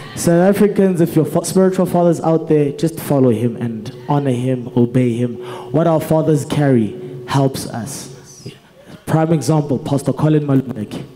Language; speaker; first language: English; non-native, local second language; Zulu